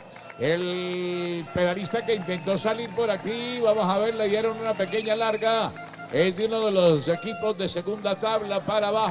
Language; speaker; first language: Spanish; native; Spanish